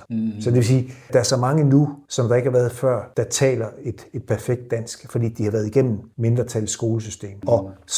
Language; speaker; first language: Danish; native; Danish